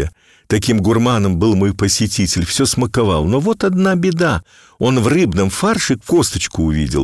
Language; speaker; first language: Russian; native; Russian